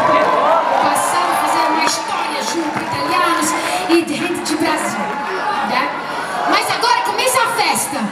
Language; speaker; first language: Portuguese; non-native, learner; Italian